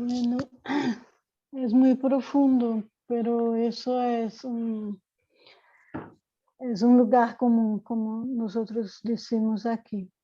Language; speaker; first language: Spanish; non-native, learner; Portuguese